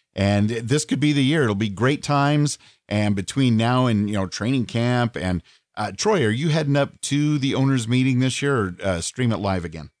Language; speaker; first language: English; native; English